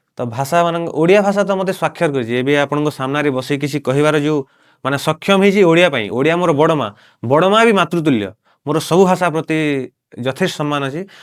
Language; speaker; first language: Odia; non-native, local second language; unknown